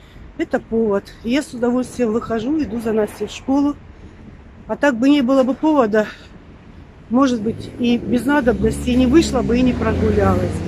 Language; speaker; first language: Russian; native; Russian